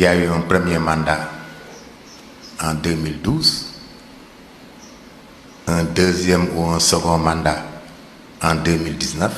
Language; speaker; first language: French; non-native, local second language; Wolof